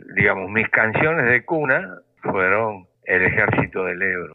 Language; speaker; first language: Spanish; native; Spanish